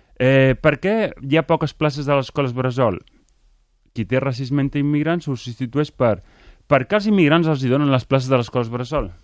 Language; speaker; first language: Catalan; native; Catalan